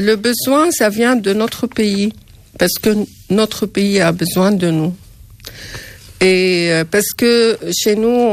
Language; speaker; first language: French; non-native, fluent; Arabic